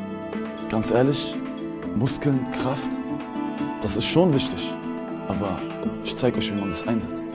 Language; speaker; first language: German; early bilingual, other home language; Arabic